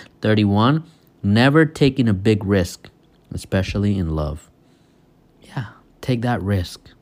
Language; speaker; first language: English; non-native, fluent; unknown